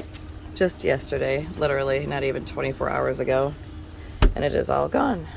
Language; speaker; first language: English; native; English